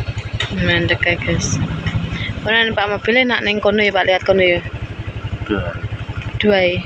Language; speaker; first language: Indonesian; non-native, local second language; Javanese